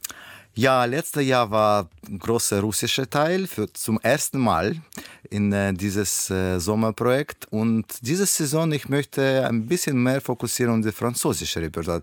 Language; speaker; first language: German; non-native, learner; Russian